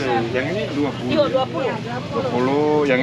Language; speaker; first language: Indonesian; non-native, learner; German